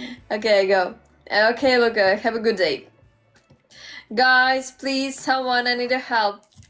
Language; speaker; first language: English; non-native, learner; Russian